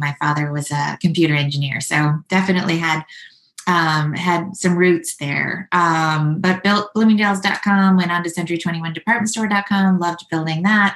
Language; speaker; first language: English; native; English